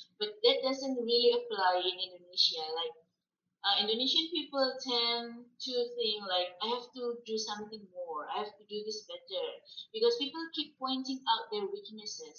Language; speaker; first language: English; non-native, fluent; Malay